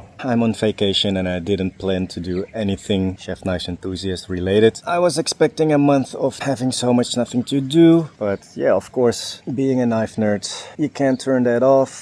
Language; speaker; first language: English; non-native, fluent; Dutch